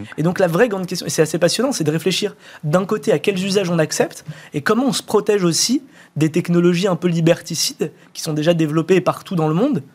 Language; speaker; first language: French; native; French